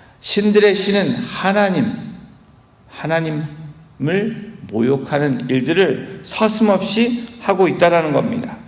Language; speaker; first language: Korean; native; Korean